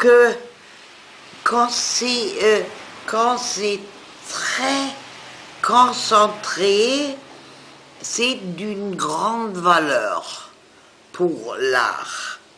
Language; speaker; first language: French; non-native, fluent; German